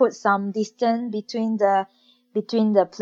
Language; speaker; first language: English; non-native, local second language; Chinese